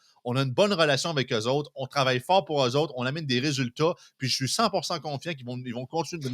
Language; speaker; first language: French; native; French